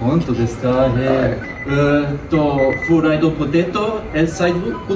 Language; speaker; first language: Japanese; non-native, learner; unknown